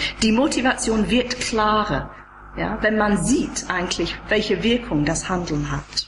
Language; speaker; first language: German; non-native, fluent; English